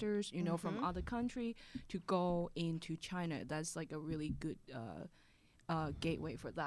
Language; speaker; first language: English; non-native, local second language; Cantonese